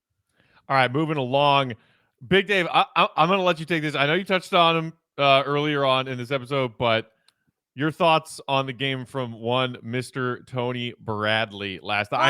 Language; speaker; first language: English; native; English